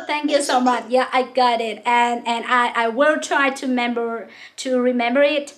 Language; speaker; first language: English; non-native, local second language; Vietnamese